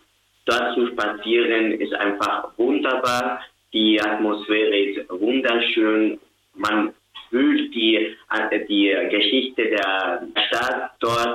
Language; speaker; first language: German; non-native, fluent; Spanish